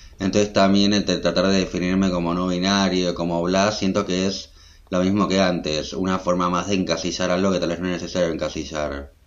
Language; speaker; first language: Spanish; native; Spanish